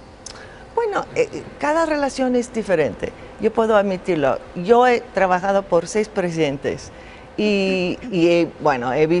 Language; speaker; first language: Spanish; non-native, fluent; English